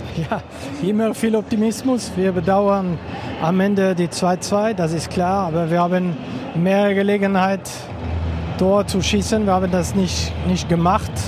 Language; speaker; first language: German; non-native, local second language; French